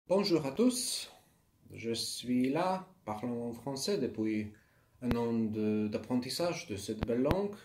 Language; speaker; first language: French; non-native, learner; Polish